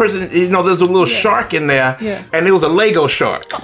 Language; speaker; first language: English; native; English